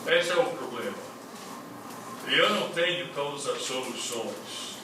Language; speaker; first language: Portuguese; non-native, fluent; English